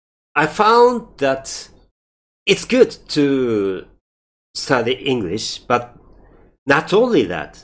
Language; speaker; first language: English; non-native, learner; Japanese